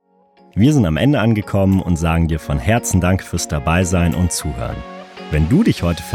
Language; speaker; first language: German; native; German